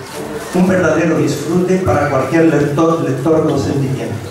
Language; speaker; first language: Spanish; native; Spanish